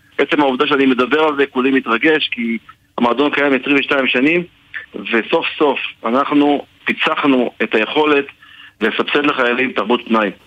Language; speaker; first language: Hebrew; native; Hebrew